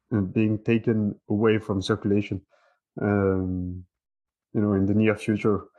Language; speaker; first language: English; non-native, fluent; French